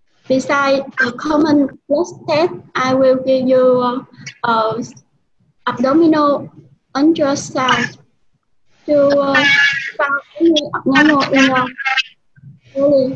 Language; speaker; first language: English; non-native, learner; Vietnamese